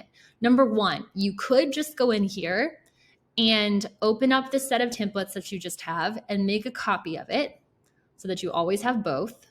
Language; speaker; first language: English; native; English